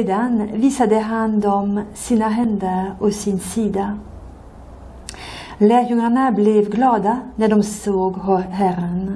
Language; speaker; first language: Swedish; non-native, fluent; French